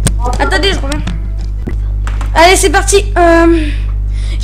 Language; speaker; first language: French; native; French